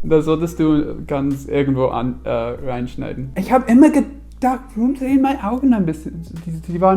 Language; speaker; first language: German; non-native, fluent; English